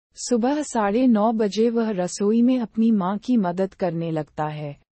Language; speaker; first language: Hindi; native; Hindi